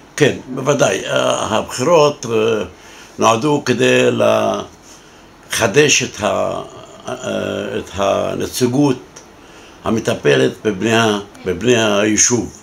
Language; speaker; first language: Hebrew; non-native, local second language; Arabic